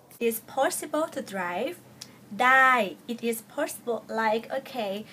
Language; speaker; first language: English; non-native, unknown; Thai